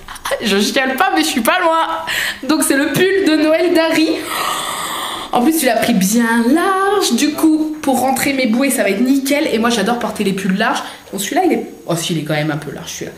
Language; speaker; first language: French; native; French